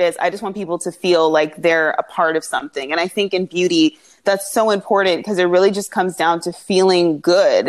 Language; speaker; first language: English; native; English